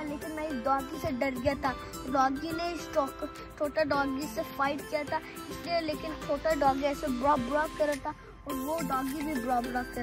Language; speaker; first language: Hindi; early bilingual, heritage; Urdu